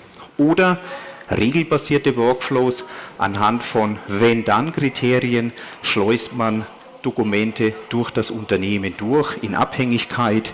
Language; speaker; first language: German; native; German